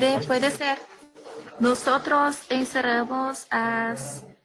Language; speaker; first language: Spanish; non-native, learner; Portuguese